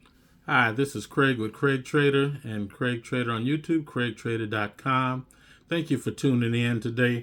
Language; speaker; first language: English; native; English